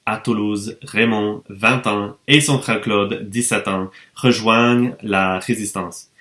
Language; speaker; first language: French; non-native, fluent; English